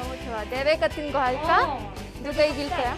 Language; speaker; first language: Korean; non-native, fluent; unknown